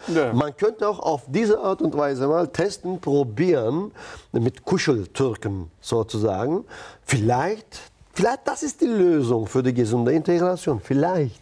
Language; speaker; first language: German; non-native, fluent; Turkish